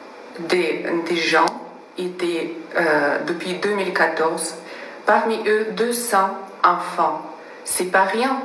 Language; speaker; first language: French; non-native, fluent; Russian